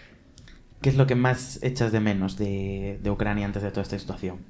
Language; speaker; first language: Spanish; native; Spanish